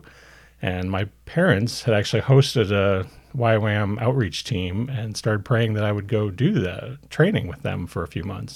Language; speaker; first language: English; native; English